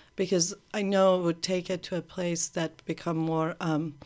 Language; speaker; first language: English; early bilingual, other home language; Persian